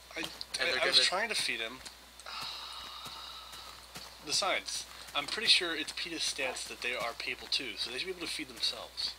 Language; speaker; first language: English; native; English